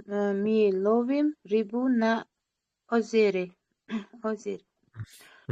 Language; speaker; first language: Russian; non-native, learner; Uzbek